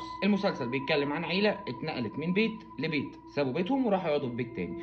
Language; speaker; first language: Arabic; native; Arabic